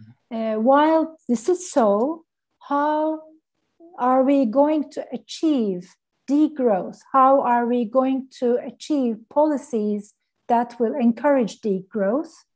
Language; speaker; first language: English; non-native, fluent; Turkish